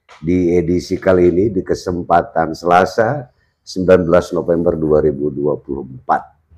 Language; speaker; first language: Indonesian; native; Indonesian